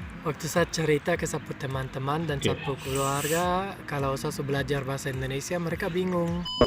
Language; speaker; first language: Indonesian; non-native, fluent; German